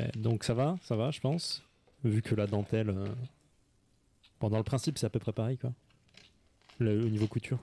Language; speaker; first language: French; native; French